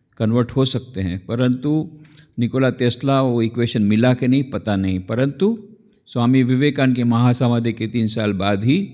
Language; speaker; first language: Hindi; non-native, local second language; Gujarati